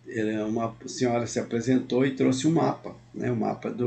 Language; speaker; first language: Portuguese; native; Portuguese